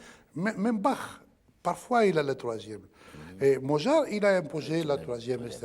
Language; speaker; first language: French; non-native, fluent; Greek